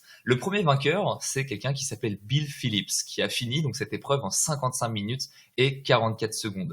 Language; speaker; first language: French; native; French